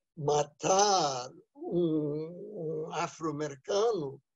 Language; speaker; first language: Portuguese; non-native, fluent; English